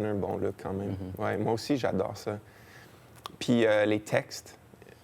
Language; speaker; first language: French; native; French